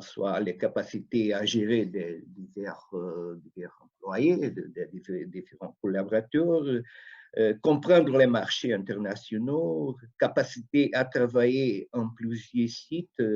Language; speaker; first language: French; non-native, fluent; Portuguese